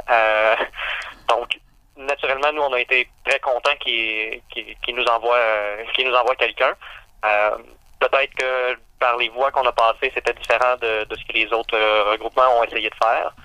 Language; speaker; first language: French; native; French